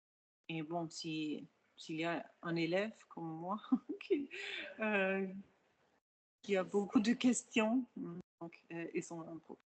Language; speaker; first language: French; non-native, fluent; German